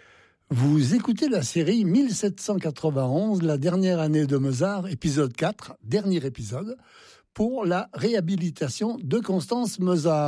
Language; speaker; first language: French; native; French